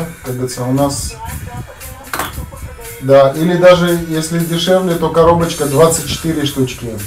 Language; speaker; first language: Russian; native; Russian